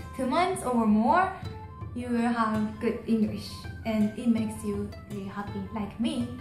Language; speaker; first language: English; non-native, learner; Japanese